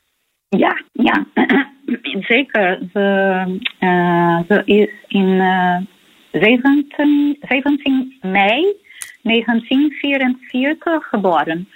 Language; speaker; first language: Dutch; early bilingual, heritage; Portuguese